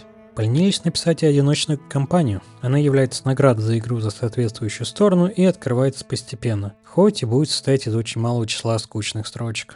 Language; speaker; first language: Russian; native; Russian